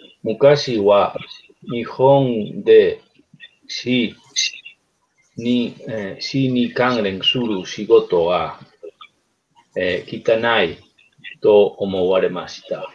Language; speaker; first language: Japanese; non-native, learner; Spanish